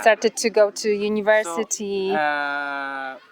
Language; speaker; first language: English; non-native, fluent; Polish